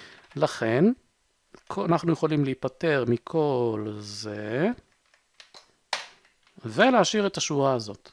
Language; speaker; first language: Hebrew; native; Hebrew